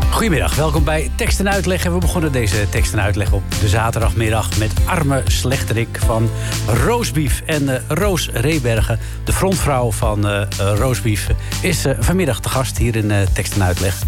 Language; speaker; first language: Dutch; native; Dutch